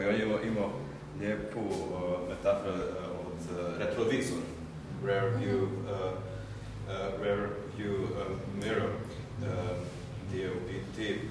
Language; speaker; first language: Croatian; early bilingual, heritage; German